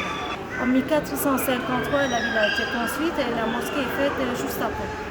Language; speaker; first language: French; non-native, fluent; Turkish